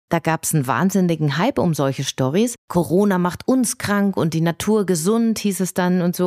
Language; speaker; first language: German; native; German